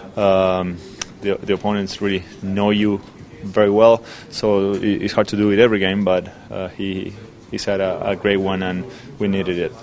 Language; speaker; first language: English; non-native, fluent; Spanish